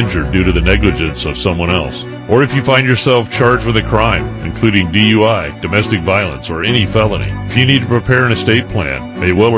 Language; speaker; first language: English; native; English